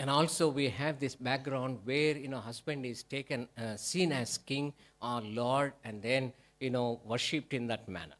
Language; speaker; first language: English; non-native, local second language; Telugu